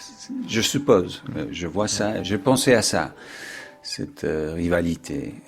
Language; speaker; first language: French; non-native, fluent; English